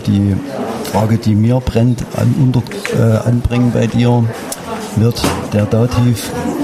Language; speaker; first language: German; native; German